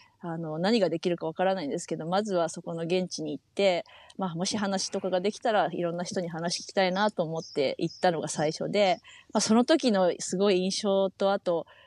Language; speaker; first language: Japanese; native; Japanese